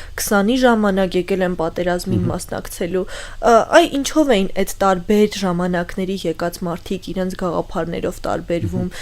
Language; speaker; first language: Armenian; native; Armenian